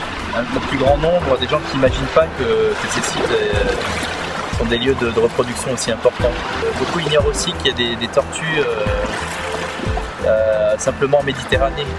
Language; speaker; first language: French; native; French